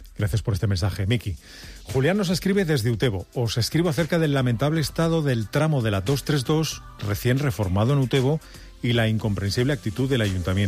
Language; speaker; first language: Spanish; native; Spanish